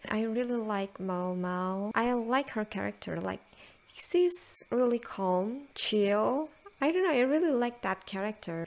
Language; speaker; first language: English; non-native, learner; Indonesian